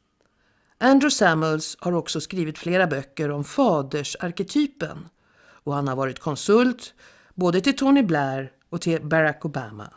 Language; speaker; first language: Swedish; native; Swedish